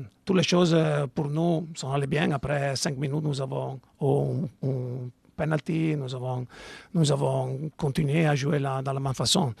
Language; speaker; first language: French; non-native, fluent; Italian